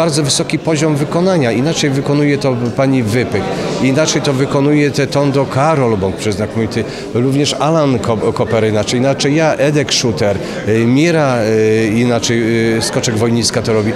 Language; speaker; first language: Polish; native; Polish